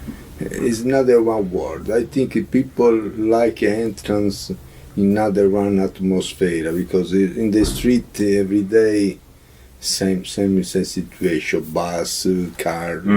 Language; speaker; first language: English; non-native, learner; Italian